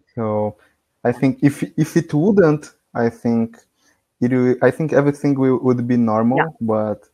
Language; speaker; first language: English; non-native, fluent; Portuguese